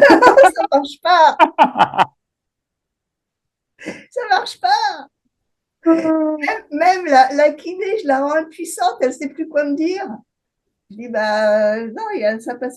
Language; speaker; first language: French; native; French